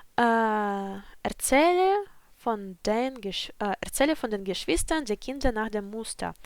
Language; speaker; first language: German; non-native, fluent; Ukrainian